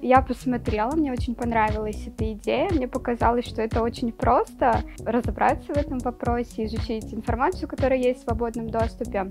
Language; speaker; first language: Russian; native; Russian